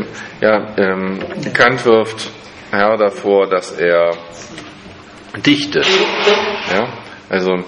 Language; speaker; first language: German; non-native, fluent; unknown